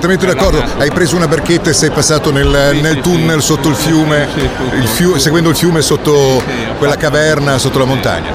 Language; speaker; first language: Italian; native; Italian